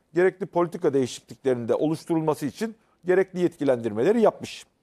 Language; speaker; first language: Turkish; native; Turkish